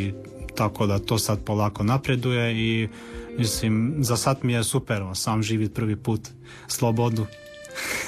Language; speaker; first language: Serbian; early bilingual, heritage; Croatian